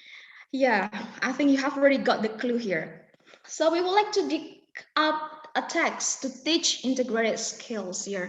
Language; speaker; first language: English; non-native, fluent; Indonesian